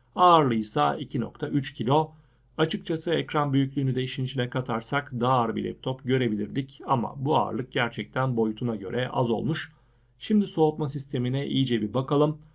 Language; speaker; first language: Turkish; native; Turkish